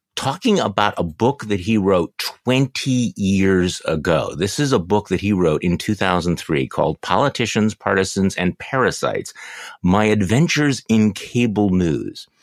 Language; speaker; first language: English; native; English